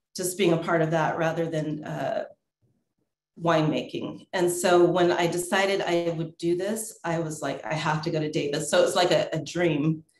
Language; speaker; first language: English; native; English